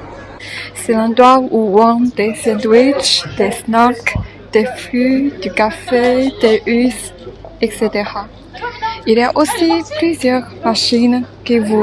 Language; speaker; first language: French; non-native, learner; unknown